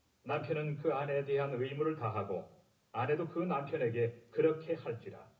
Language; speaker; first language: Korean; native; Korean